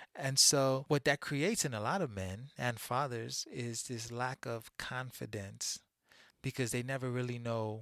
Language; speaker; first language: English; early bilingual, other home language; Haitian Creole